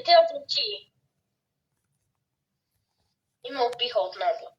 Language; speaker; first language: Bulgarian; native; Bulgarian